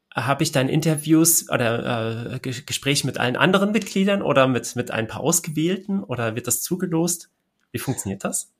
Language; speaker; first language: German; native; German